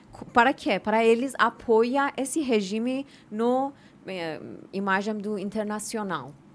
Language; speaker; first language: Portuguese; non-native, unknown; Persian